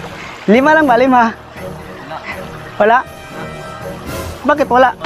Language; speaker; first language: Filipino; non-native, local second language; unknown